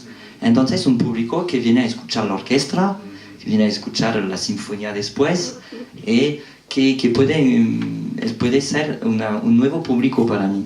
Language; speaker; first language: Spanish; non-native, fluent; French